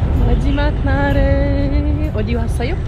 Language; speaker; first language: Korean; non-native, fluent; Lithuanian